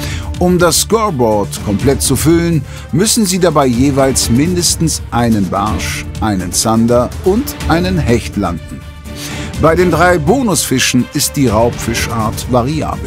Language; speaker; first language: German; native; German